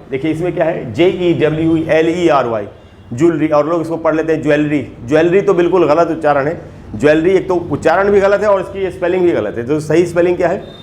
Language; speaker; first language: Hindi; native; Hindi